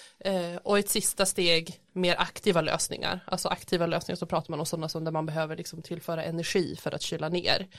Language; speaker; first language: Swedish; native; Swedish